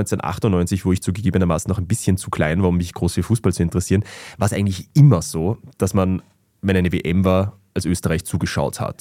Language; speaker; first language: German; native; German